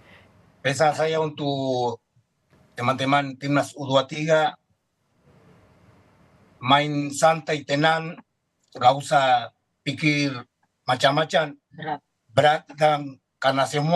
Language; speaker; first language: Indonesian; non-native, fluent; Spanish